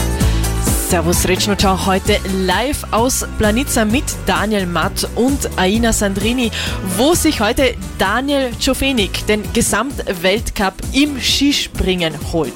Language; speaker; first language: German; native; German